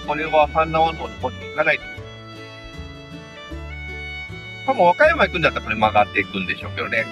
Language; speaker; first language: Japanese; native; Japanese